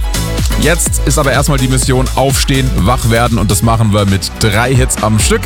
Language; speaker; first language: German; native; German